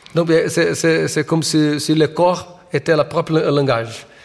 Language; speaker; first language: French; non-native, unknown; Portuguese